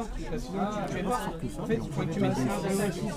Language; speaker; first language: French; native; French